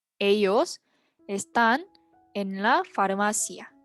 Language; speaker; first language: Spanish; non-native, fluent; Korean